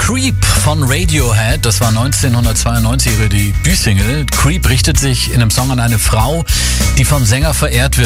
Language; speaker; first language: German; native; German